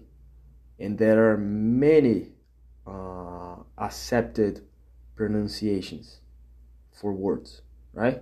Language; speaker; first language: English; non-native, fluent; Portuguese